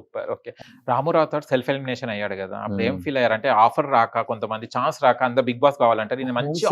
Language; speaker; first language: Telugu; native; Telugu